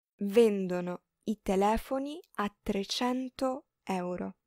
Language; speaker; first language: Italian; non-native, fluent; Arabic